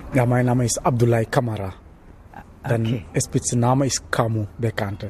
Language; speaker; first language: German; non-native, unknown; Wolof